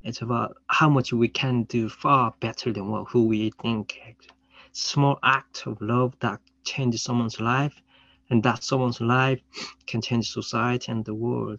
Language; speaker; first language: English; non-native, fluent; Korean